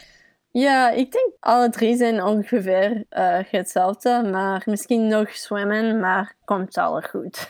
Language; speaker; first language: Dutch; early bilingual, heritage; English